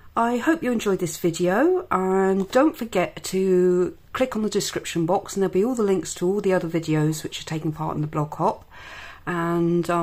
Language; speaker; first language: English; native; English